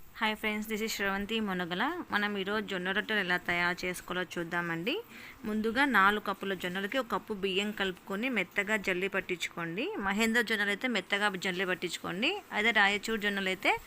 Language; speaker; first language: Telugu; native; Telugu